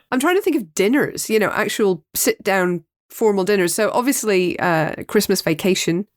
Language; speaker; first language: English; native; English